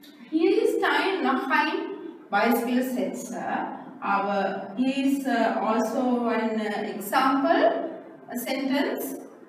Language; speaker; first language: German; non-native, learner; Sinhala